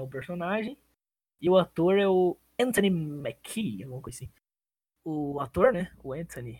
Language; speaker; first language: Portuguese; native; Portuguese